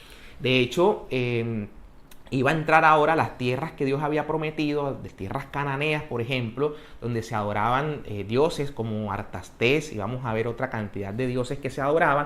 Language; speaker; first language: Spanish; native; Spanish